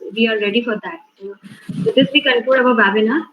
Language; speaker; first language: English; non-native, local second language; Gujarati